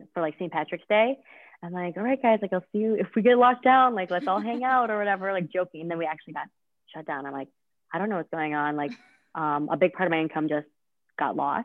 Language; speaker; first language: English; native; English